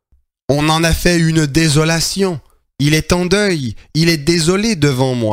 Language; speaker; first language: French; native; French